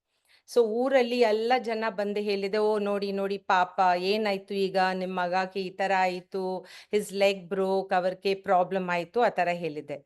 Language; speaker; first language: Kannada; non-native, learner; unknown